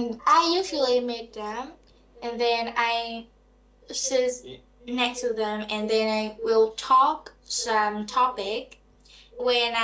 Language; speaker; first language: English; non-native, learner; Vietnamese